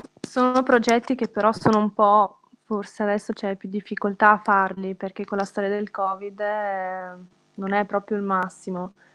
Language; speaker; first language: Italian; native; Italian